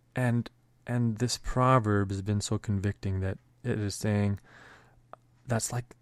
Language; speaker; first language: English; native; English